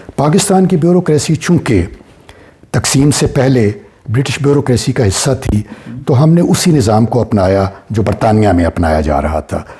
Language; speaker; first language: Urdu; non-native, local second language; Punjabi